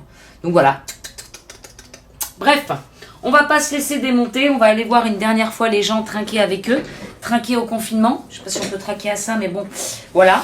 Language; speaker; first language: French; native; French